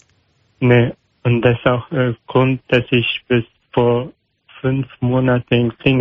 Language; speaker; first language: German; non-native, learner; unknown